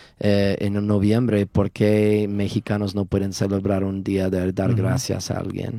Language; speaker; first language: Spanish; non-native, learner; English